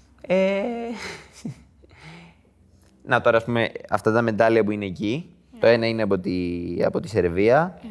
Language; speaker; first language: Greek; native; Greek